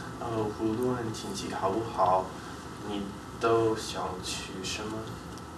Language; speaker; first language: Chinese; non-native, learner; English